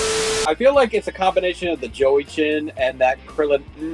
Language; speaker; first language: English; native; English